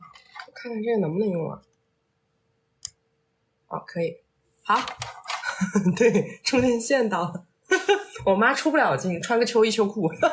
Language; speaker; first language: Chinese; native; Chinese